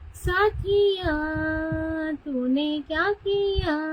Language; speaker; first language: Hindi; non-native, local second language; Marathi